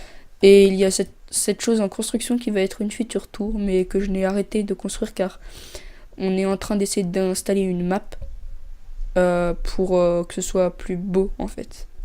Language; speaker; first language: French; native; French